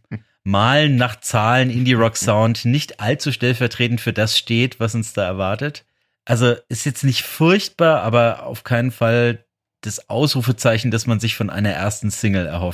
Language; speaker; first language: German; native; German